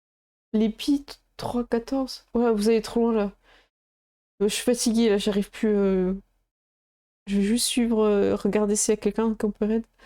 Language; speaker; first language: French; native; French